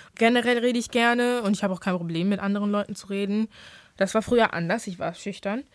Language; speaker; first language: German; early bilingual, other home language; English